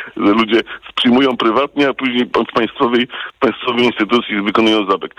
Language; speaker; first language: Polish; early bilingual, heritage; Polish